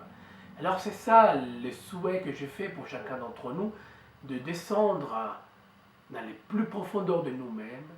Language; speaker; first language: French; native; French